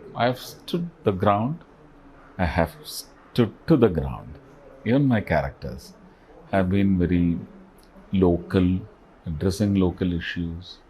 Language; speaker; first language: English; non-native, local second language; Malayalam